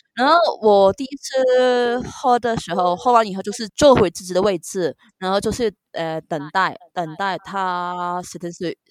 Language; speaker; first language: Chinese; non-native, local second language; Cantonese